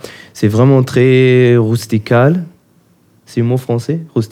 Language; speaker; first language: French; non-native, learner; German